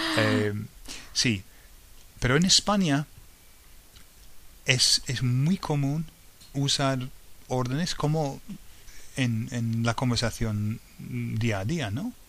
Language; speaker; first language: Spanish; non-native, fluent; English